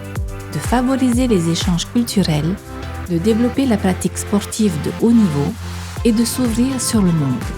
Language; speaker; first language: French; native; French